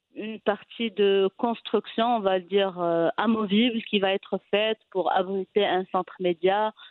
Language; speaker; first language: French; non-native, local second language; Arabic